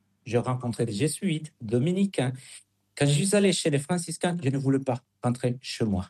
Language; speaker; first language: French; non-native, fluent; Spanish